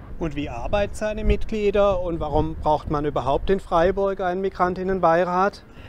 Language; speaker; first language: German; native; German